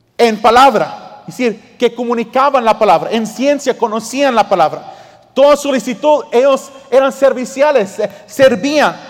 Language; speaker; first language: Spanish; early bilingual, heritage; Spanish